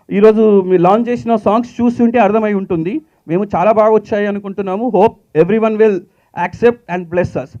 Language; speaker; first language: Telugu; native; Telugu